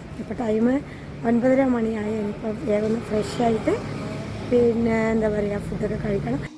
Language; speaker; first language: Malayalam; native; Malayalam